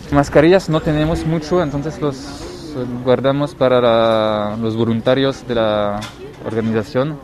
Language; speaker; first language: Spanish; non-native, fluent; French